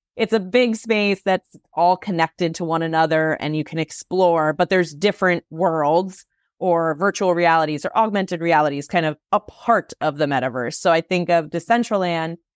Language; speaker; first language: English; native; English